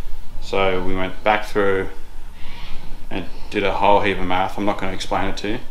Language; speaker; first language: English; native; English